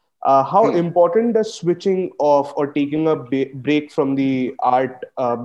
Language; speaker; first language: English; non-native, local second language; Bangla